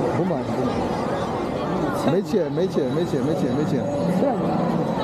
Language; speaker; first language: Chinese; non-native, learner; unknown